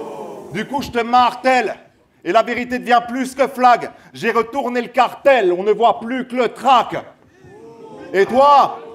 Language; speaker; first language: French; native; French